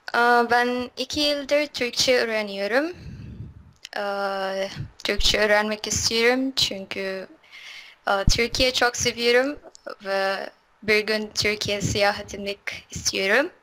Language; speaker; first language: Turkish; non-native, learner; Arabic